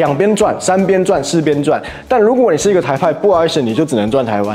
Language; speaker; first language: Chinese; native; Chinese